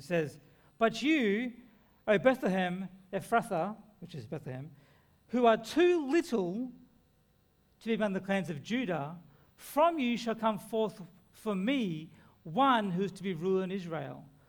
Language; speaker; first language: English; native; English